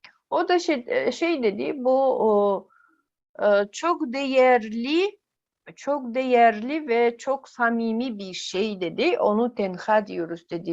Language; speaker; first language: Turkish; non-native, fluent; Yakut